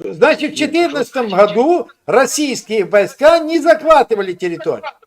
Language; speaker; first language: Russian; non-native, local second language; Ukrainian